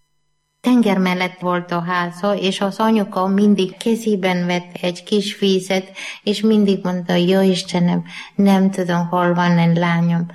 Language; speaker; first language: Hungarian; non-native, learner; Malayalam